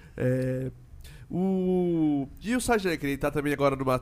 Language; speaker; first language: Portuguese; native; Portuguese